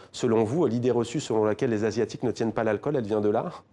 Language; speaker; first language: French; native; French